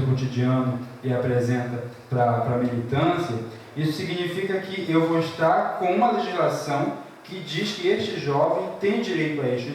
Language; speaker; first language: Portuguese; native; Portuguese